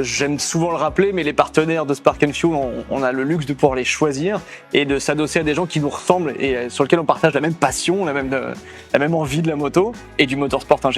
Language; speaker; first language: French; native; French